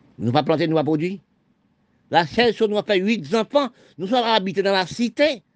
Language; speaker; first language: French; non-native, local second language; Haitian Creole